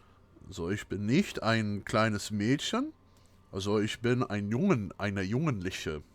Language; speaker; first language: German; non-native, fluent; English